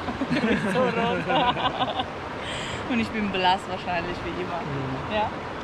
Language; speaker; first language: German; non-native, learner; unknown